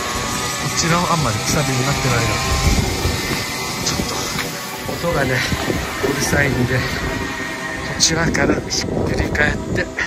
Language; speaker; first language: Japanese; native; Japanese